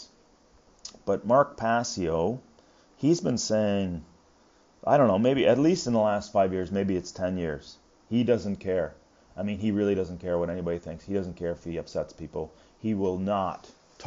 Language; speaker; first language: English; native; English